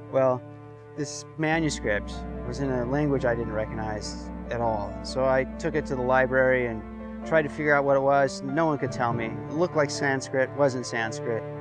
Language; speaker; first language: English; native; English